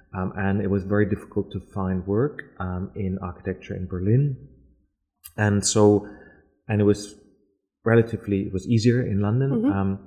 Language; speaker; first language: English; non-native, fluent; German